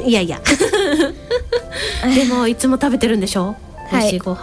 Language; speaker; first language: Japanese; native; Japanese